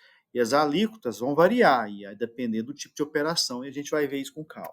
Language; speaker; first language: Portuguese; native; Portuguese